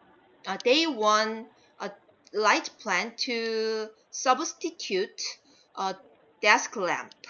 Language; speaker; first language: English; non-native, fluent; Korean